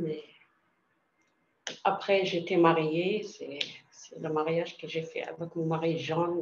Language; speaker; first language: French; non-native, learner; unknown